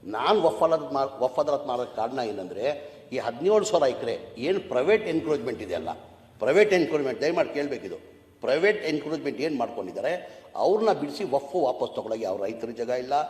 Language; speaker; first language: Kannada; non-native, local second language; Urdu